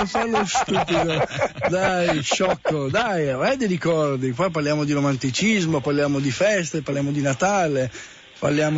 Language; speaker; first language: Italian; native; Italian